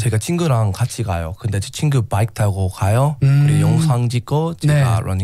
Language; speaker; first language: Korean; non-native, learner; English